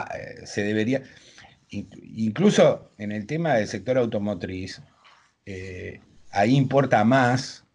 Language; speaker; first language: Spanish; native; Spanish